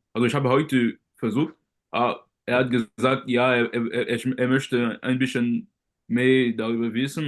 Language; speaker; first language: German; non-native, learner; French